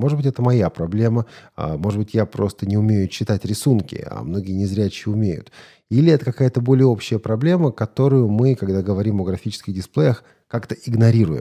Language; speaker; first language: Russian; native; Russian